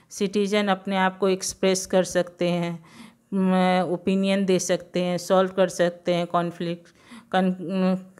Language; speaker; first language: Hindi; non-native, local second language; Gujarati